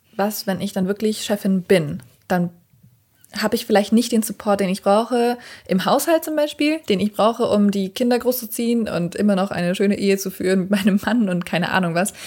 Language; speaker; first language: German; early bilingual, other home language; Kurdish